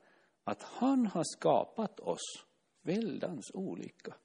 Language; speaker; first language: Swedish; non-native, fluent; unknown